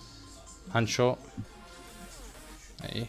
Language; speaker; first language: Italian; native; Italian